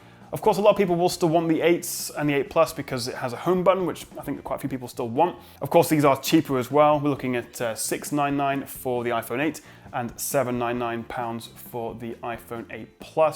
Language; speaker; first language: English; native; English